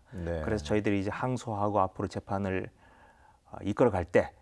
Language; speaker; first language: Korean; native; Korean